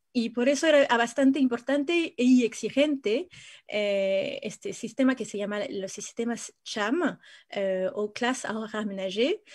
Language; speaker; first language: Spanish; non-native, fluent; French